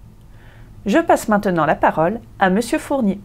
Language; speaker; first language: French; native; French